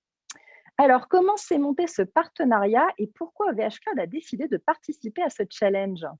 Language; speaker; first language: French; native; French